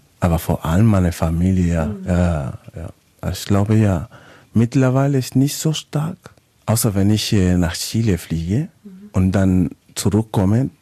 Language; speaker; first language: German; non-native, fluent; Spanish